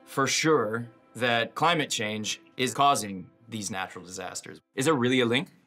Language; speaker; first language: English; native; English